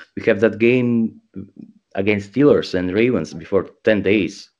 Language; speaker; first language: English; non-native, learner; Croatian